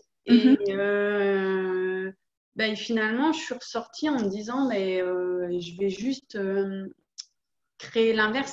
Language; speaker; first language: French; native; French